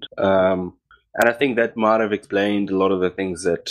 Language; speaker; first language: English; non-native, local second language; Afrikaans